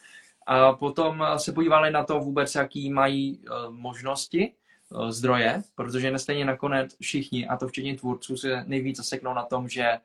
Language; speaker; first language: Czech; early bilingual, other home language; Vietnamese